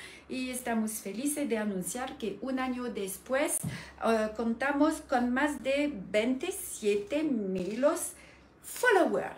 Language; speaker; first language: Spanish; non-native, learner; French